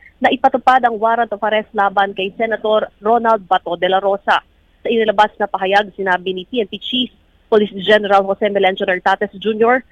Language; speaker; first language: Filipino; native; Filipino